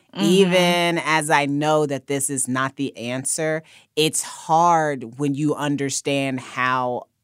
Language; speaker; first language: English; native; English